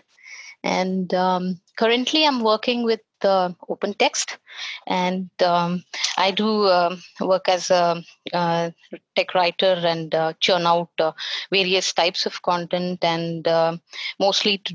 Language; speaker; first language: English; non-native, local second language; Kannada